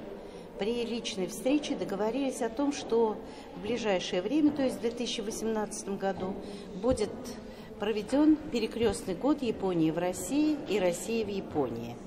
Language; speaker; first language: Russian; native; Russian